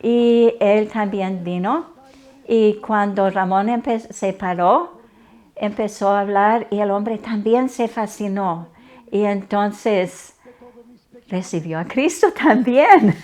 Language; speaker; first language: Spanish; non-native, fluent; English